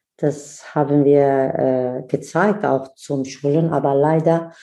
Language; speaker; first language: German; non-native, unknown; Kurdish